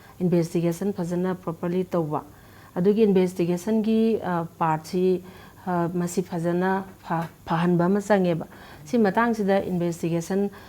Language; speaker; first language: Manipuri; native; Manipuri